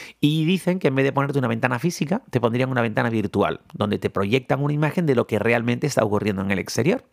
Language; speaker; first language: Spanish; native; Spanish